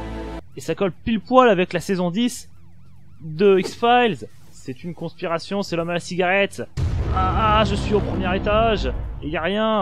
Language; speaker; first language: French; native; French